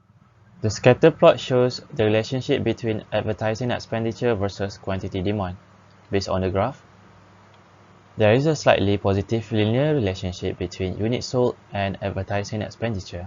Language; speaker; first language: English; non-native, local second language; Malay